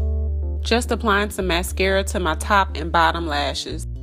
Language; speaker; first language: English; native; English